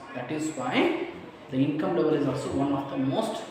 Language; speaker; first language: English; non-native, local second language; Kannada